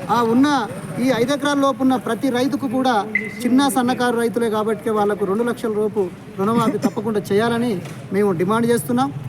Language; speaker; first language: Telugu; native; Telugu